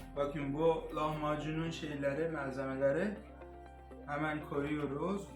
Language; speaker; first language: Turkish; non-native, fluent; Persian